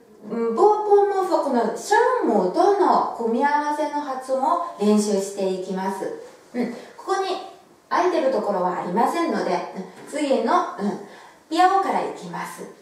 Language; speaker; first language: Japanese; non-native, fluent; Chinese